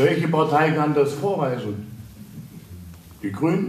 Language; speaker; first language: German; native; German